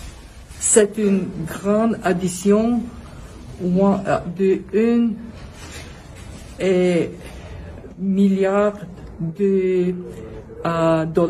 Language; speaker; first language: French; non-native, learner; Bulgarian